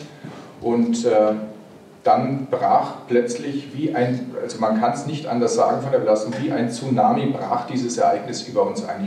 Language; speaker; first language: German; native; German